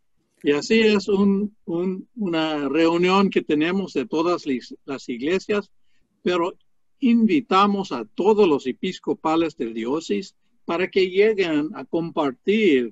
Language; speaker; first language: Spanish; non-native, fluent; English